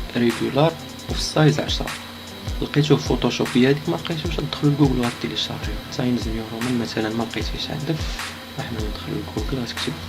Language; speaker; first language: Arabic; native; Arabic